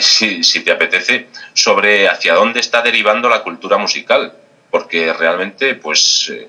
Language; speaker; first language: Spanish; native; Spanish